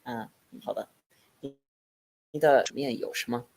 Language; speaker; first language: Chinese; non-native, learner; English